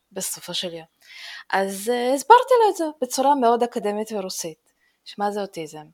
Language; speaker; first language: Hebrew; early bilingual, other home language; Russian